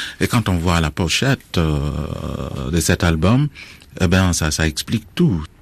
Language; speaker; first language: French; non-native, fluent; Acoli